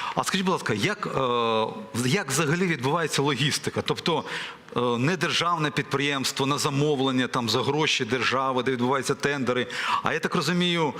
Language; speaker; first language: Ukrainian; native; Ukrainian